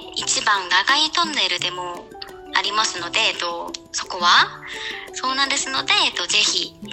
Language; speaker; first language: Japanese; non-native, fluent; Korean